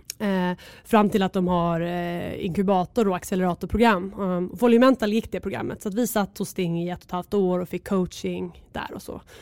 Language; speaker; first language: Swedish; native; Swedish